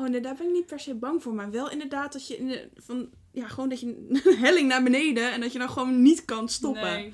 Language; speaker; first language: Dutch; native; Dutch